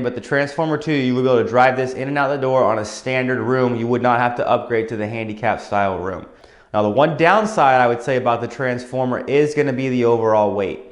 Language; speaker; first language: English; native; English